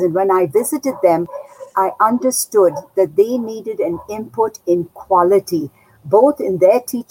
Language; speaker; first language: English; non-native, local second language; Nepali